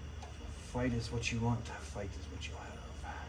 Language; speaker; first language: English; native; English